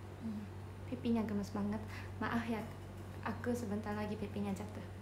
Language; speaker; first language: Indonesian; non-native, learner; Japanese